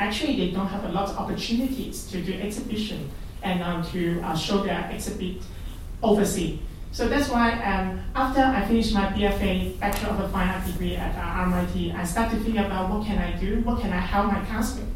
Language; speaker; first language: English; non-native, local second language; Cantonese